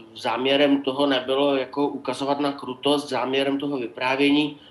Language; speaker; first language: Czech; native; Czech